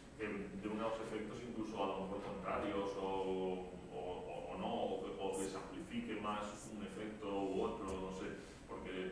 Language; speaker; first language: Spanish; native; Spanish